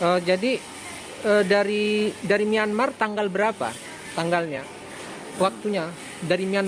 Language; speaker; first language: Indonesian; native; Indonesian